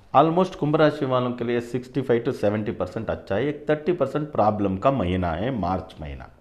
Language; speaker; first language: Hindi; non-native, local second language; Kannada